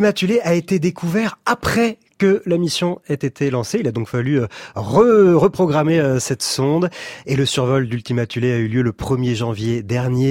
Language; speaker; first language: French; native; French